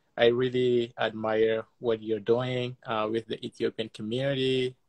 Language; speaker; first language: English; non-native, fluent; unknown